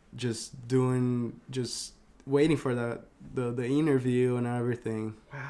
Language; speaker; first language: English; non-native, fluent; Portuguese